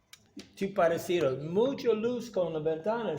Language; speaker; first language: Spanish; non-native, learner; English